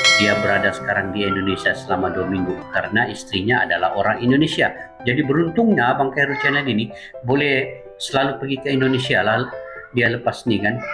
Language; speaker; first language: Malay; native; Malay